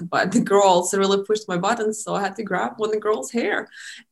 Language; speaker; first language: English; non-native, fluent; Russian